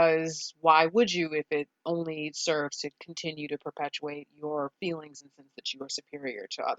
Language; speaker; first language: English; native; English